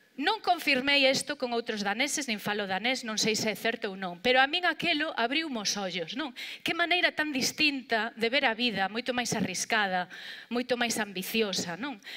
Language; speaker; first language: Galician; non-native, local second language; Spanish